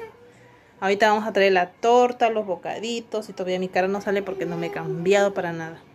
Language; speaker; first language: Spanish; native; Spanish